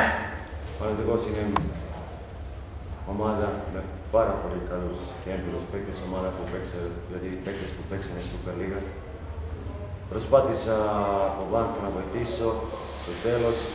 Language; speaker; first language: Greek; non-native, learner; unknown